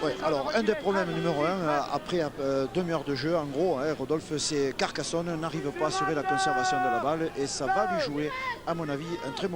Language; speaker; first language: French; native; French